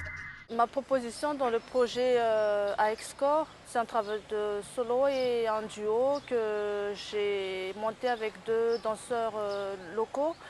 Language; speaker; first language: French; non-native, local second language; Malagasy